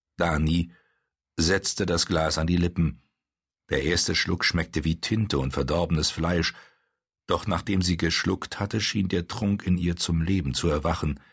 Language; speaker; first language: German; native; German